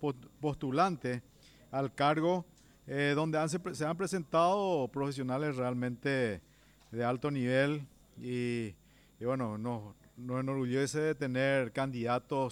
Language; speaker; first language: Spanish; native; Spanish